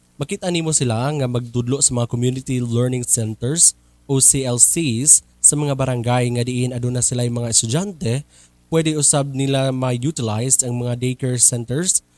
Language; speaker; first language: Cebuano; native; Cebuano